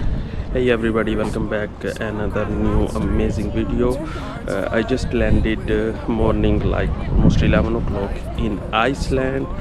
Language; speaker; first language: English; non-native, learner; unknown